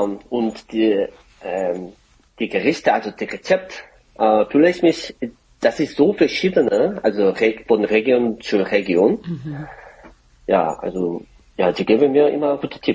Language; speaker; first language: German; non-native, fluent; Korean